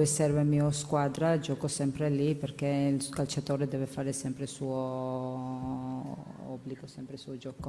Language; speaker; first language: Italian; non-native, learner; Georgian